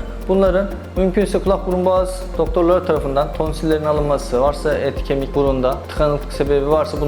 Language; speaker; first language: Turkish; native; Turkish